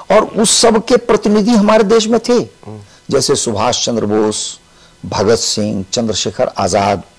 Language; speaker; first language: Hindi; native; Hindi